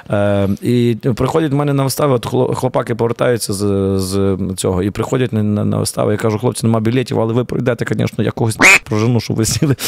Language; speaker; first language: Ukrainian; native; Ukrainian